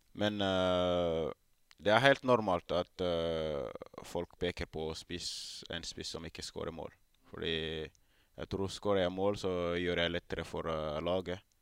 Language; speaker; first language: Norwegian; non-native, fluent; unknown